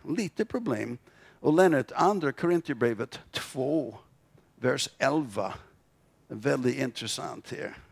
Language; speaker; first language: Swedish; non-native, fluent; English